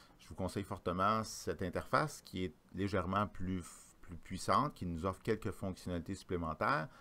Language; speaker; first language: French; native; French